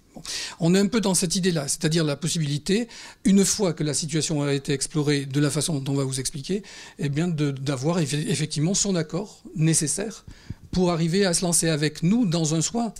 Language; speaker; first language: French; native; French